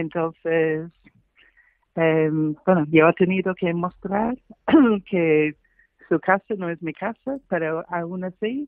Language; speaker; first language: Spanish; non-native, fluent; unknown